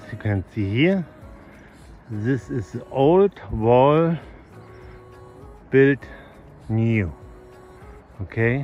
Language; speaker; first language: English; non-native, learner; German